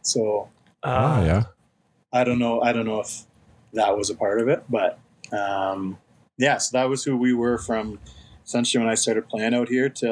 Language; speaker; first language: English; native; English